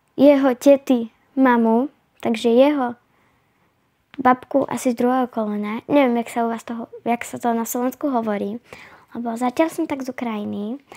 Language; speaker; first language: Slovak; native; Slovak